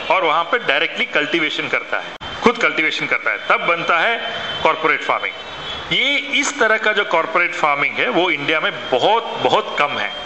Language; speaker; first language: Hindi; non-native, local second language; Malayalam